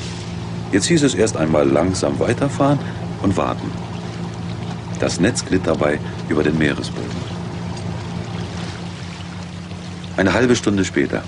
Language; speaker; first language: German; native; German